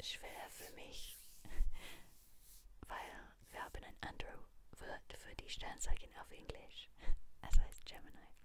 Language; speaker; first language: German; non-native, learner; English